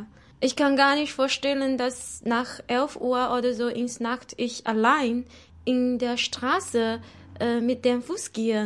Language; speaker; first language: German; non-native, learner; Chinese